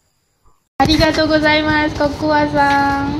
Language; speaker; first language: Japanese; non-native, learner; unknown